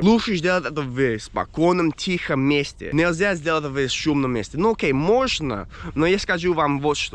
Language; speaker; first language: Russian; non-native, fluent; English